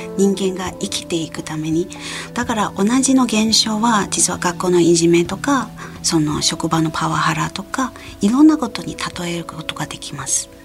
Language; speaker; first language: Japanese; non-native, fluent; Malay